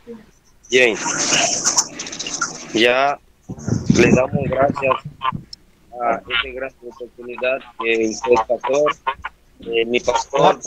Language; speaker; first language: Spanish; non-native, learner; Haitian Creole